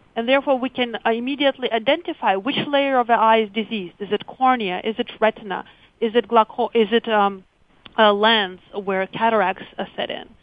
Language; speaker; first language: English; early bilingual, other home language; Lithuanian